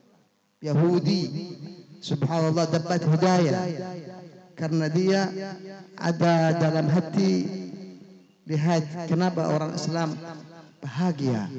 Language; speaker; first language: Indonesian; non-native, fluent; Arabic